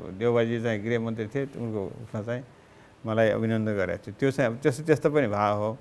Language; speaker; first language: Nepali; native; Nepali